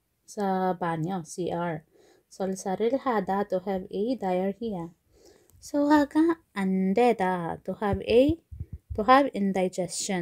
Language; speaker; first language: English; non-native, local second language; Filipino